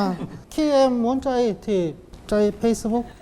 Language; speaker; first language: Vietnamese; non-native, learner; Korean